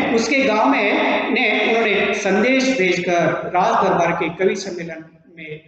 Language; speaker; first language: Hindi; non-native, local second language; Kannada